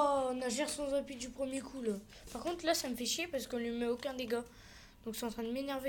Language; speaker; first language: French; native; French